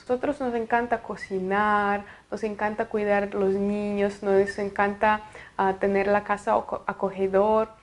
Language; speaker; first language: Spanish; non-native, fluent; Russian